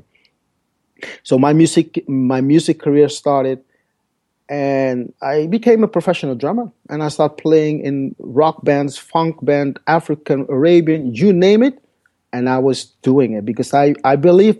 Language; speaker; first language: English; non-native, fluent; Dutch